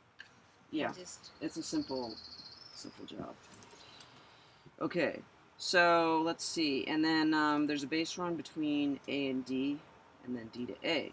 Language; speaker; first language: English; native; English